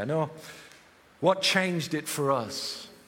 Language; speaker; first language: English; native; English